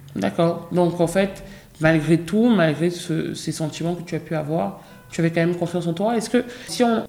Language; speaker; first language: French; native; French